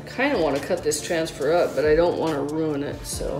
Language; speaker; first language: English; native; English